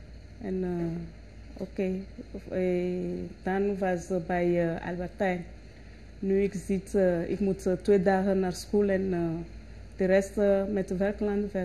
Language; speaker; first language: Dutch; non-native, learner; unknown